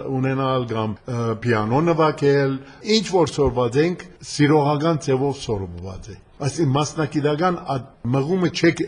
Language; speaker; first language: Armenian; early bilingual, heritage; Armenian